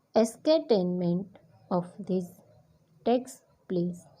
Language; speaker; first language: English; non-native, local second language; Gujarati